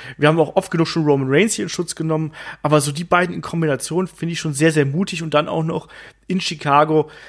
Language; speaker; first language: German; native; German